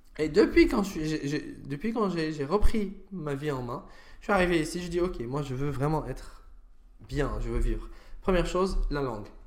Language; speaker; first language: French; non-native, fluent; Arabic